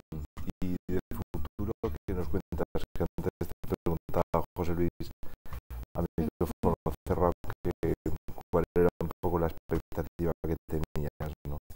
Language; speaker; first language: Spanish; native; Spanish